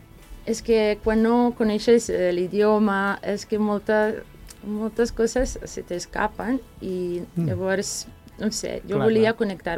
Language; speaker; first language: Catalan; non-native, fluent; Serbian